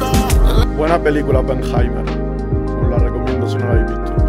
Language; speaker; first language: Spanish; native; Spanish